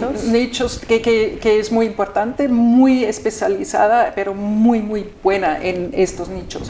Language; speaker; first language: Spanish; non-native, fluent; German